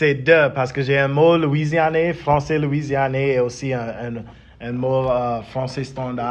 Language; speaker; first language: French; early bilingual, heritage; English